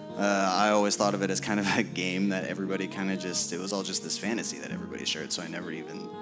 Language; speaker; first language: English; native; English